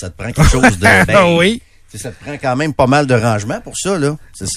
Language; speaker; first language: French; native; French